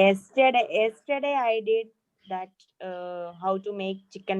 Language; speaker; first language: English; non-native, learner; Malayalam